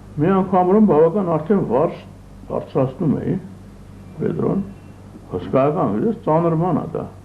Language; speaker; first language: Armenian; early bilingual, other home language; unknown